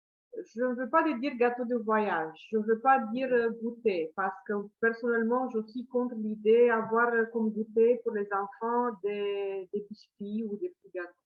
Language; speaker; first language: French; non-native, fluent; Romanian